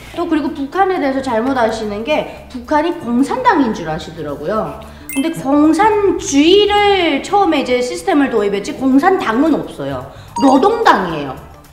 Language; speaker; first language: Korean; native; Korean